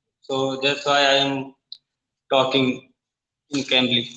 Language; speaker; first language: English; non-native, learner; Hindi